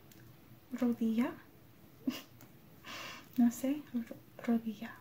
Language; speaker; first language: Spanish; non-native, learner; English